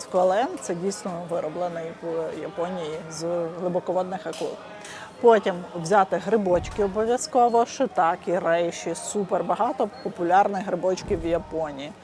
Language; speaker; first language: Ukrainian; native; Ukrainian